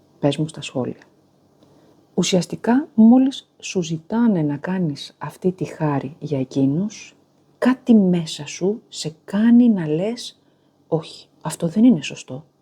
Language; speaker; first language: Greek; native; Greek